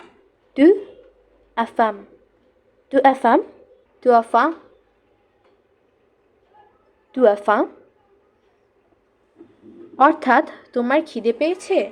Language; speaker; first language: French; non-native, fluent; Bangla